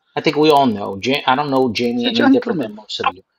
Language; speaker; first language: English; native; English